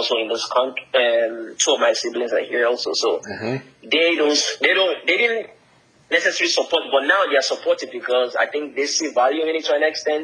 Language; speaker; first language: English; non-native, local second language; Yoruba